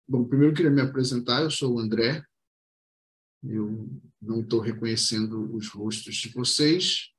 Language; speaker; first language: Portuguese; native; Portuguese